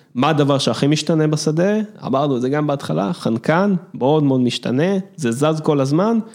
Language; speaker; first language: Hebrew; early bilingual, other home language; English